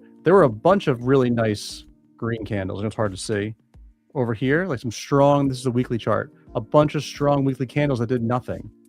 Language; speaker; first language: English; native; English